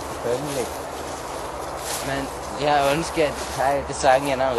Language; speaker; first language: Danish; non-native, learner; Norwegian